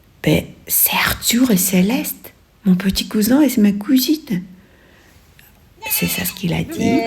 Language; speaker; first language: French; non-native, fluent; Russian